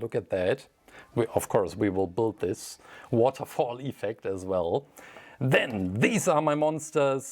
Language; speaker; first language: English; non-native, fluent; German